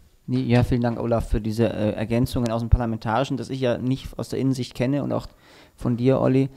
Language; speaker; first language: German; native; German